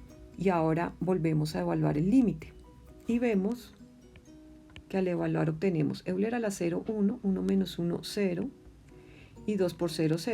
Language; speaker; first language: Spanish; native; Spanish